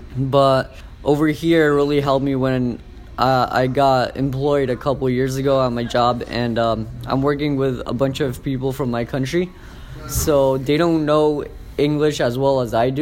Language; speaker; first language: English; early bilingual, other home language; Polish